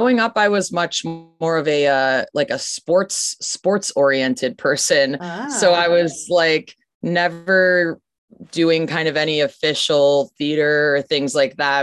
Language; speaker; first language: English; native; English